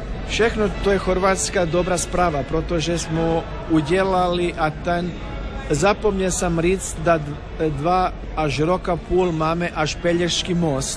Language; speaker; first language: Slovak; non-native, learner; Croatian